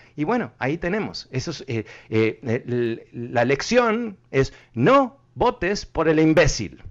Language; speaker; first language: Spanish; early bilingual, heritage; Spanish